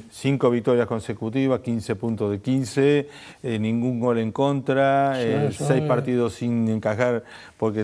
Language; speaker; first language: Spanish; native; Spanish